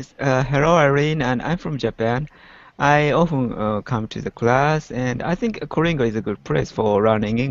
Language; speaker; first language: English; non-native, learner; Japanese